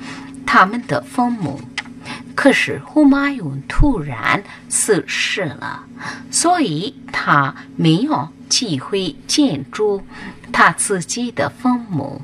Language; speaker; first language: Chinese; non-native, learner; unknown